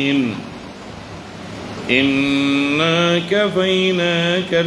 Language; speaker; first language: Arabic; non-native, fluent; Fula